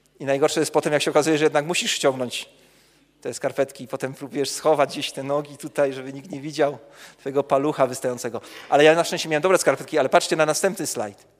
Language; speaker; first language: Polish; native; Polish